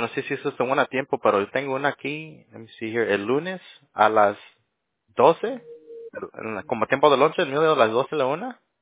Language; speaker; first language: Spanish; early bilingual, heritage; Spanish